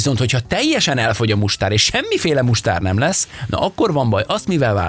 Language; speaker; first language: Hungarian; native; Hungarian